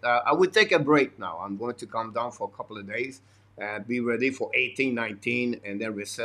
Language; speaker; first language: English; non-native, fluent; French